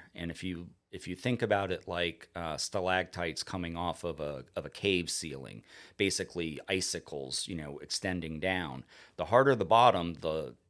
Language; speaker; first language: English; native; English